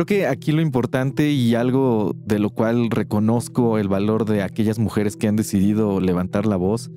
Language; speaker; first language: Spanish; native; Spanish